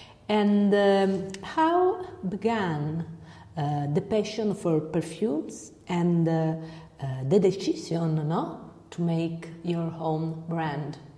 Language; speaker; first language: English; non-native, learner; Italian